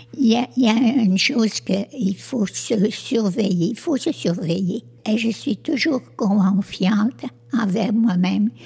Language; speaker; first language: French; native; French